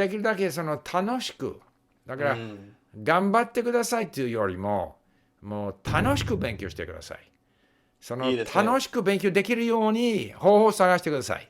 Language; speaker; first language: Japanese; non-native, fluent; English